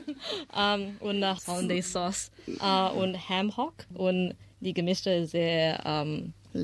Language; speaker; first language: German; non-native, learner; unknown